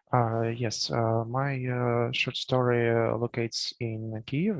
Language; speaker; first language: English; non-native, learner; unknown